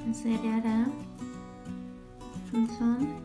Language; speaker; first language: Norwegian; non-native, learner; Vietnamese